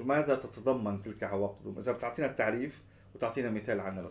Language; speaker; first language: Arabic; native; Arabic